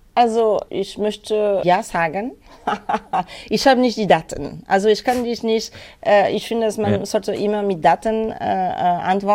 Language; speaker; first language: German; non-native, learner; French